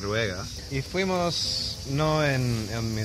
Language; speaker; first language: Spanish; non-native, learner; English